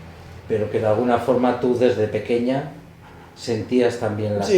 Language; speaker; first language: Spanish; native; Spanish